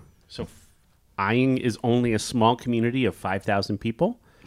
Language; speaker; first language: English; native; English